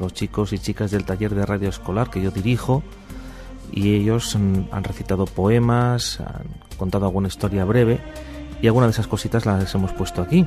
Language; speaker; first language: Spanish; native; Spanish